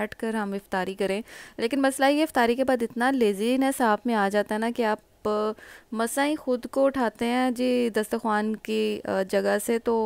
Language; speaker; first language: Urdu; native; Urdu